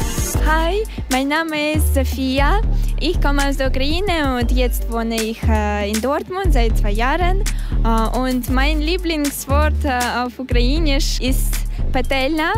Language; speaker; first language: German; non-native, learner; Russian